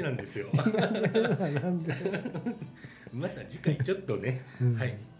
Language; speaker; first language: Japanese; native; Japanese